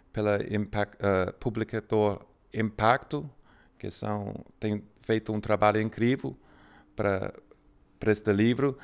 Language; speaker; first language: Portuguese; non-native, fluent; English